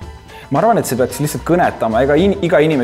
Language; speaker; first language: Estonian; native; Estonian